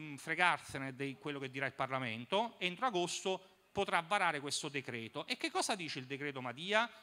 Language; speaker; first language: Italian; native; Italian